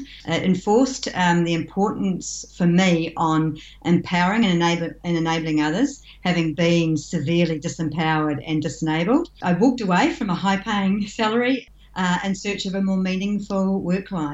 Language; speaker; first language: English; native; English